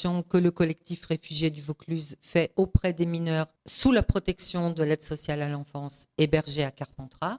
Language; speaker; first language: French; native; French